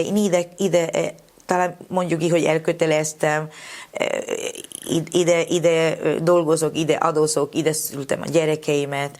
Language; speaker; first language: Hungarian; non-native, fluent; Spanish